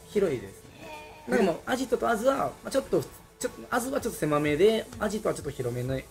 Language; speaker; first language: Japanese; early bilingual, other home language; Spanish